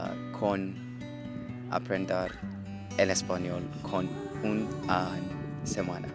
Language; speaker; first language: Spanish; non-native, learner; English